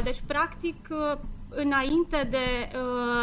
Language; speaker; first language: Romanian; native; Romanian